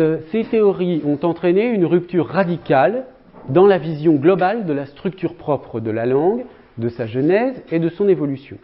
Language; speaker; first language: French; native; French